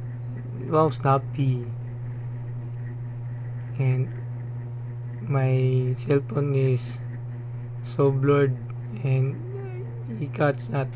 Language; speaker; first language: English; non-native, learner; Cebuano